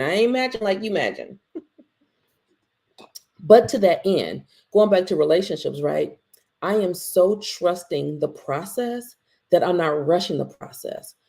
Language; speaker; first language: English; native; English